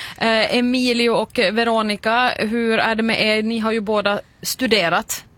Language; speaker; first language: Swedish; native; Swedish